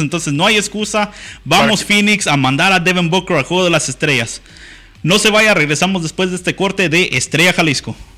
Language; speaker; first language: Spanish; early bilingual, heritage; Spanish